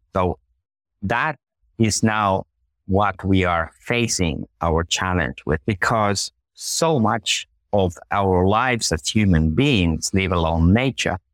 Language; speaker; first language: English; non-native, fluent; Finnish